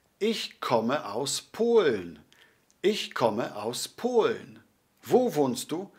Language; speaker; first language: German; non-native, fluent; Polish